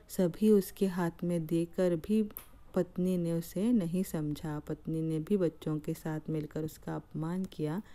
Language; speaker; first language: Hindi; non-native, local second language; Marathi